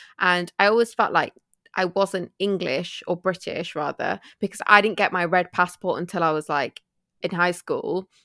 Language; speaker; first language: English; early bilingual, other home language; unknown